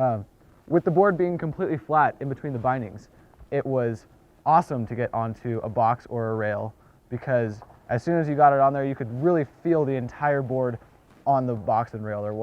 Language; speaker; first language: English; native; English